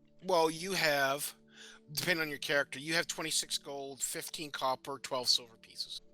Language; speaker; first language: English; native; English